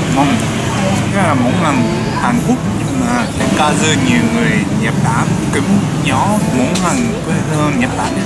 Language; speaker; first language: Vietnamese; non-native, learner; Japanese